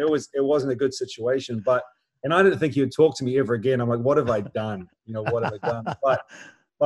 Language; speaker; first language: English; native; English